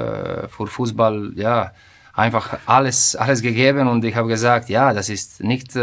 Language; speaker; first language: German; non-native, fluent; Croatian